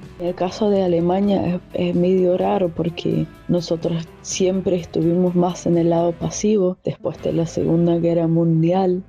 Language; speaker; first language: Spanish; non-native, fluent; German